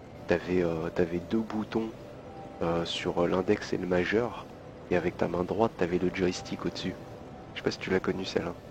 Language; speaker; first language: French; native; French